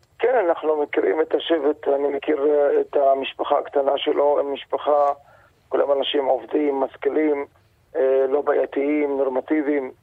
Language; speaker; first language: Hebrew; non-native, local second language; Arabic